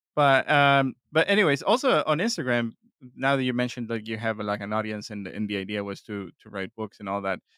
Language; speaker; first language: English; non-native, fluent; Spanish